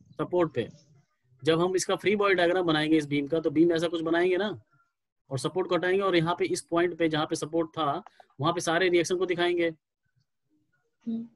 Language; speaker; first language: Hindi; native; Hindi